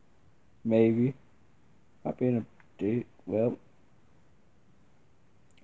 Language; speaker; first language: English; native; English